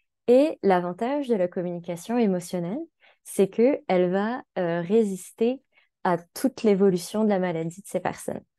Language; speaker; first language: French; native; French